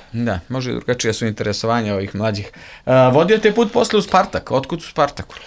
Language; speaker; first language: Serbian; native; Serbian